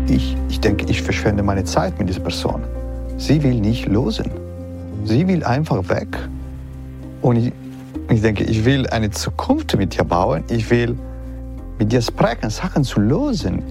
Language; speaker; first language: German; non-native, learner; Italian